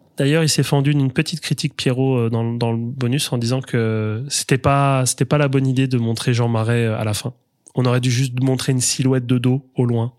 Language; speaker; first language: French; native; French